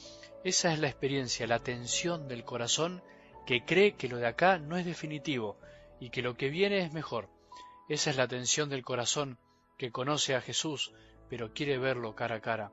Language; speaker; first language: Spanish; native; Spanish